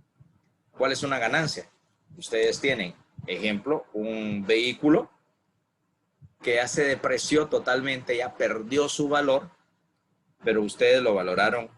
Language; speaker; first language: Spanish; native; Spanish